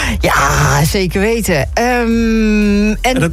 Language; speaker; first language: Dutch; native; Dutch